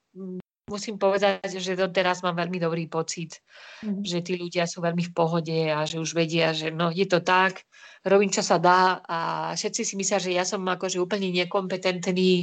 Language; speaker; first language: Slovak; non-native, fluent; Spanish